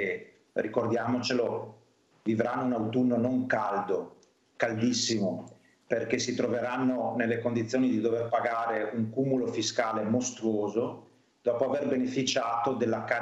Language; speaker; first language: Italian; native; Italian